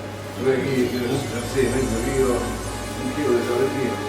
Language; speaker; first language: Italian; native; Italian